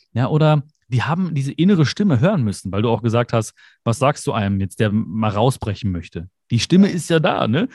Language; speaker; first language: German; early bilingual, other home language; Malayalam